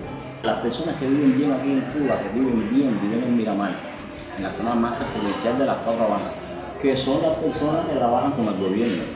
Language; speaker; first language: Spanish; native; Spanish